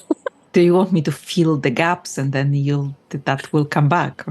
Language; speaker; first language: English; non-native, fluent; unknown